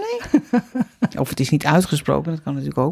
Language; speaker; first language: Dutch; native; Dutch